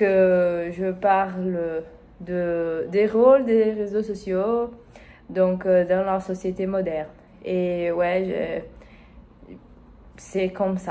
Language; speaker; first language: French; non-native, learner; Spanish